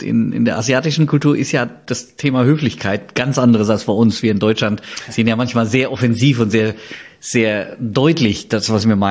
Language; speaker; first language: German; native; German